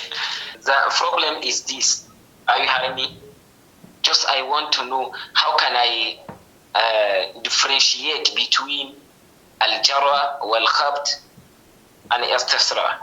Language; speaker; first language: English; non-native, learner; Hausa